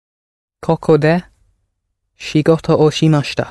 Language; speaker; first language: Japanese; non-native, learner; English